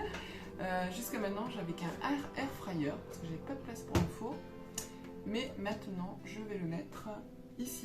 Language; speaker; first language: French; native; French